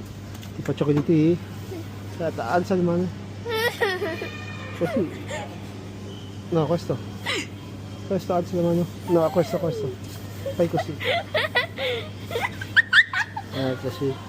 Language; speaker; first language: Italian; non-native, learner; Filipino